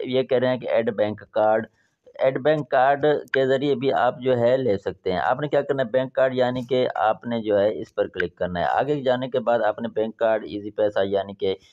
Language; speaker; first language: Urdu; non-native, local second language; Punjabi